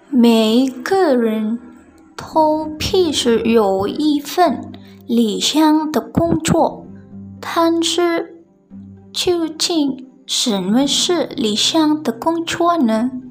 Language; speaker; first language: Chinese; non-native, learner; Indonesian